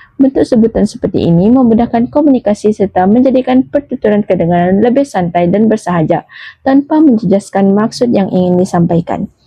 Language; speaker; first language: Malay; native; Malay